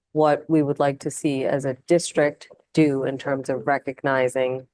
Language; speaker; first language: English; non-native, local second language; Malayalam